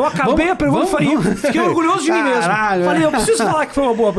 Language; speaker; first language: Portuguese; native; Portuguese